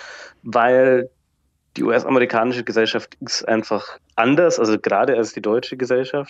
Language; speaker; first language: German; native; German